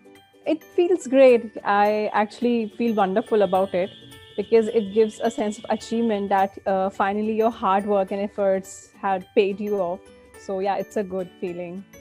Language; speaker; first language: English; non-native, local second language; Hindi